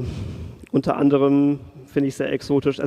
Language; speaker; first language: German; native; German